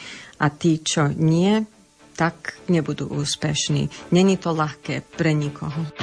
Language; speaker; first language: Slovak; early bilingual, heritage; Slovak